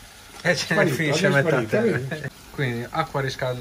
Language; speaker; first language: Italian; native; Italian